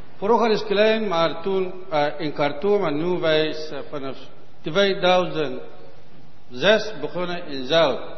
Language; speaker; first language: Dutch; non-native, learner; Arabic